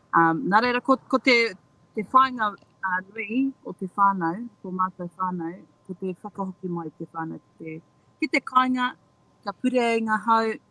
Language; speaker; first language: Māori; non-native, local second language; English